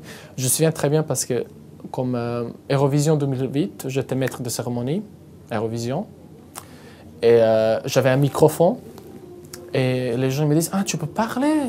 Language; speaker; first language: French; non-native, fluent; Serbian